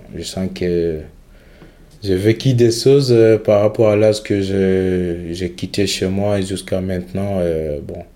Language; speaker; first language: French; non-native, local second language; Fula